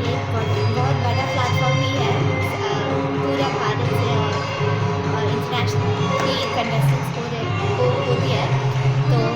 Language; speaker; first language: Hindi; non-native, local second language; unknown